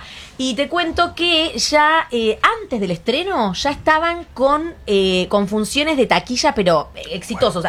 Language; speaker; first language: Spanish; native; Spanish